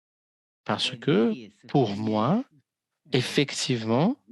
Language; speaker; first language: French; non-native, fluent; Russian